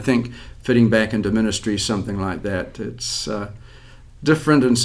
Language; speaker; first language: English; native; English